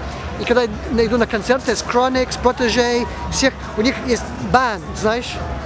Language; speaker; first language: Russian; early bilingual, heritage; Russian